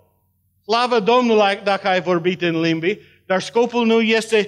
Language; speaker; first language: Romanian; non-native, learner; English